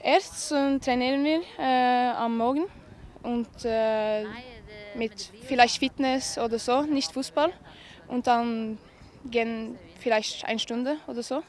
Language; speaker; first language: German; non-native, learner; Norwegian